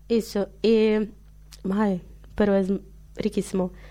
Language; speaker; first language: Spanish; non-native, learner; Portuguese